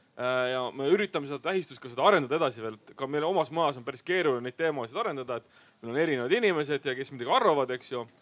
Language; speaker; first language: Estonian; native; Estonian